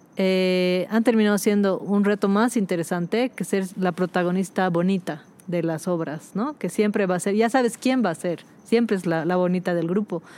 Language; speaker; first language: Spanish; native; Spanish